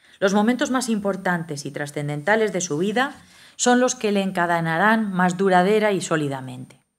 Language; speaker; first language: Spanish; native; Spanish